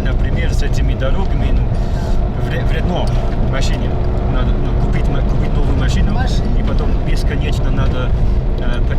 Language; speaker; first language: Russian; non-native, fluent; English